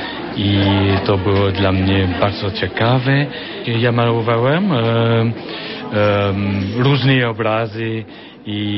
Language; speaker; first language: Polish; non-native, learner; French